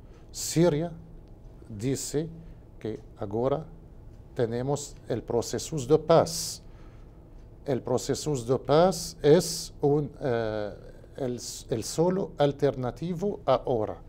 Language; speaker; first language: Portuguese; non-native, learner; Spanish